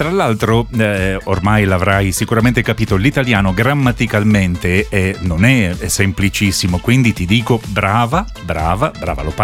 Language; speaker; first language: Italian; native; Italian